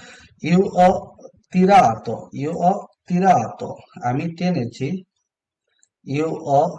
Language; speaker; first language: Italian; non-native, learner; Bangla